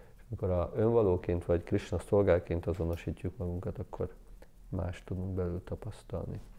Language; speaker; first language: Hungarian; native; Hungarian